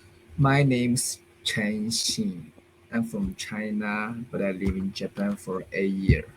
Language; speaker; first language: English; non-native, learner; Chinese